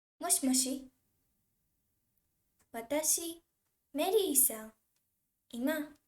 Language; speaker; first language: Japanese; non-native, fluent; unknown